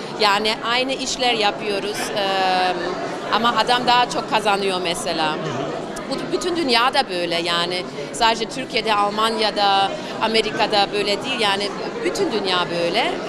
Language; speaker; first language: Turkish; early bilingual, heritage; Turkish